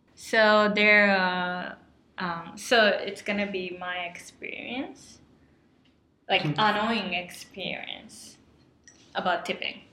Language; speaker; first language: English; non-native, fluent; Japanese